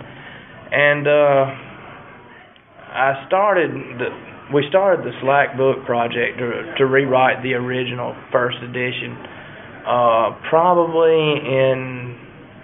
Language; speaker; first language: English; native; English